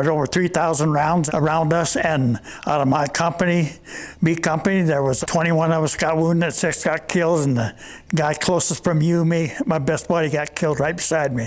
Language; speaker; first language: English; native; English